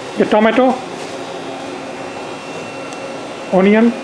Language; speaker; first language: English; non-native, learner; Bangla